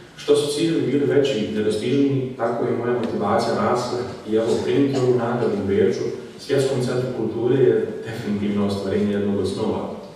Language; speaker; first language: Bosnian; native; Bosnian